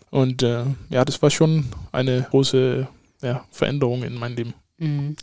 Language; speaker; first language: German; non-native, fluent; Danish